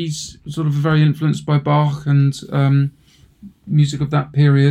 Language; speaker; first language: English; native; English